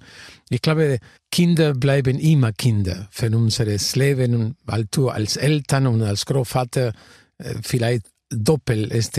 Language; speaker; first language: German; non-native, fluent; Spanish